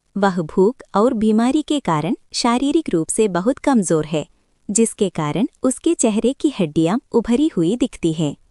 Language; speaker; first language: Hindi; non-native, local second language; Malayalam